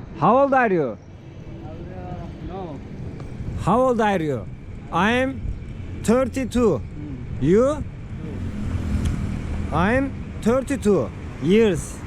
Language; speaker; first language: English; non-native, learner; Turkish